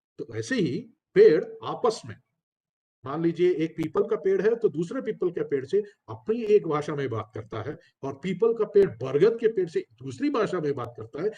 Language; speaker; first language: Hindi; non-native, local second language; Telugu